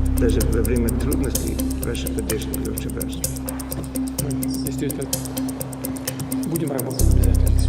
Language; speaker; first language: Russian; native; Russian